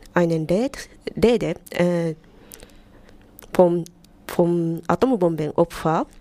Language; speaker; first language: German; non-native, learner; Japanese